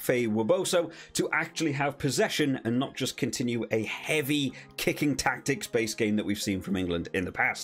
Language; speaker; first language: English; native; English